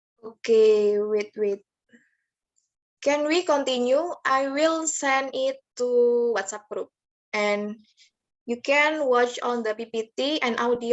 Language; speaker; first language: English; non-native, learner; Indonesian